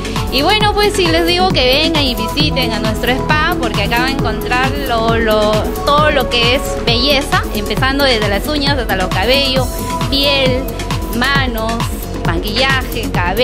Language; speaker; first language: Spanish; native; Spanish